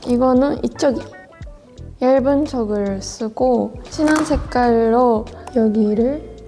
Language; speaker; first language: Korean; non-native, fluent; Japanese